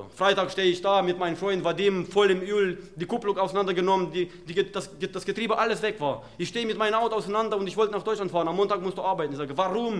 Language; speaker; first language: German; non-native, fluent; Romanian